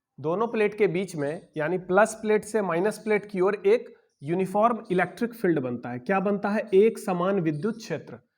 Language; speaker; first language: Hindi; native; Hindi